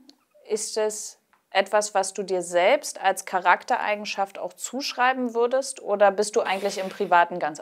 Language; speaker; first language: German; native; German